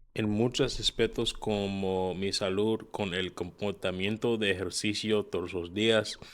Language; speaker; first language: Spanish; non-native, learner; English